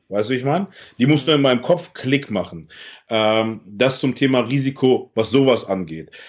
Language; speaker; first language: German; early bilingual, other home language; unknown